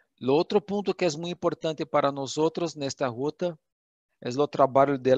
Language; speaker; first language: Portuguese; non-native, learner; Spanish